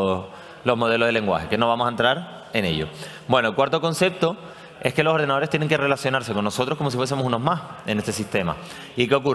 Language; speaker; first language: Spanish; native; Spanish